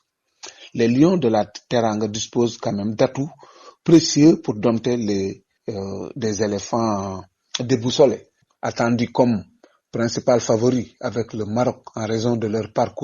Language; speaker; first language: French; non-native, local second language; Wolof